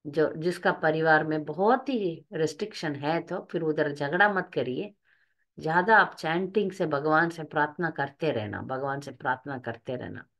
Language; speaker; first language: Hindi; non-native, local second language; Tamil